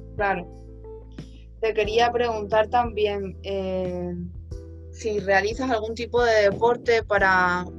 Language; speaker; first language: Spanish; native; Spanish